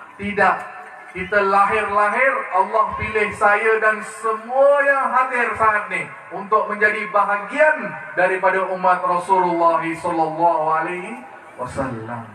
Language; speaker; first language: Malay; early bilingual, other home language; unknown